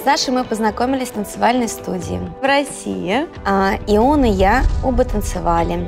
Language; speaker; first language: Russian; native; Russian